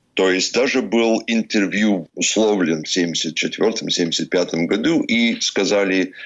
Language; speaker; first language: Russian; early bilingual, heritage; Russian